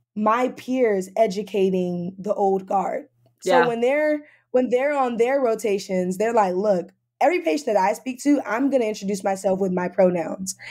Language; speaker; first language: English; native; English